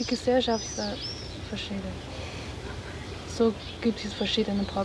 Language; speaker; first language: German; non-native, learner; Chinese